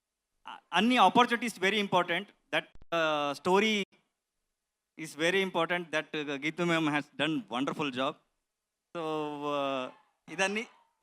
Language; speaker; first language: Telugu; non-native, learner; Kannada